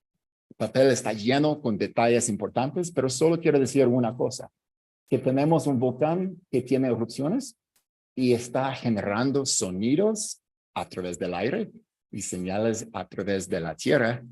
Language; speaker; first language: Spanish; non-native, fluent; English